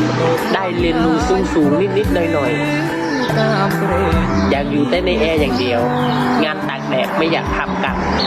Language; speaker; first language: Thai; non-native, fluent; Khmer